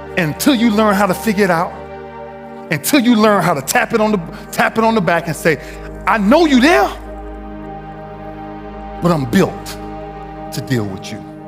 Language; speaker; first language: English; native; English